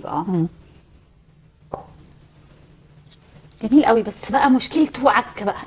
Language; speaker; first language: Arabic; native; Arabic